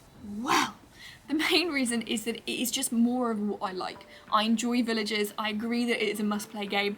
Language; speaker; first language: English; native; English